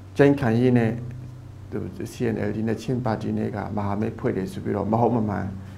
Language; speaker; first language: Burmese; non-native, local second language; Hakha Chin